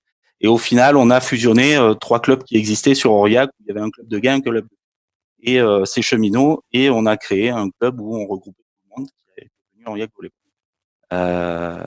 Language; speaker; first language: French; native; French